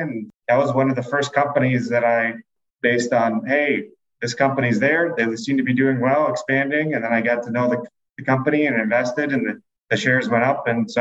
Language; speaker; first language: English; native; English